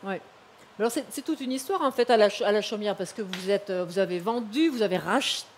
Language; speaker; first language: French; native; French